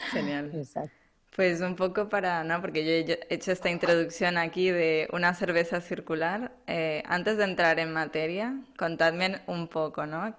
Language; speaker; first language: Spanish; native; Spanish